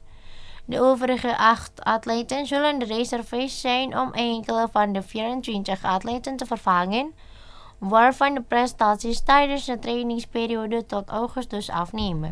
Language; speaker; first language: Dutch; non-native, fluent; Indonesian